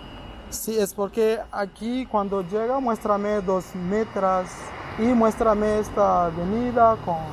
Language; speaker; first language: Spanish; non-native, learner; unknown